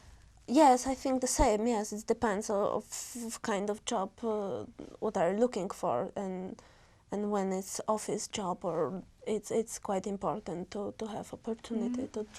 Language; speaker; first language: English; non-native, learner; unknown